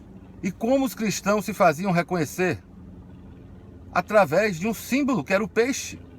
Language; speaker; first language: Portuguese; native; Portuguese